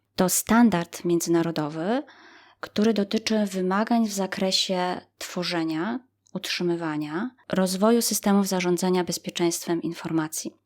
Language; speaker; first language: Polish; native; Polish